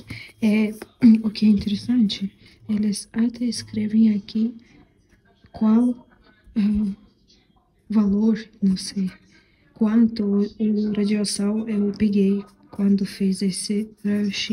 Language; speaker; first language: Portuguese; non-native, fluent; Russian